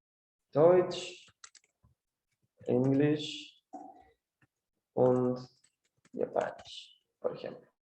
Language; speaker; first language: German; non-native, learner; Spanish